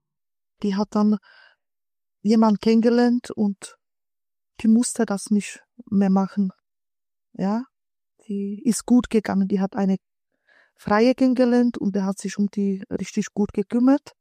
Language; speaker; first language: German; early bilingual, other home language; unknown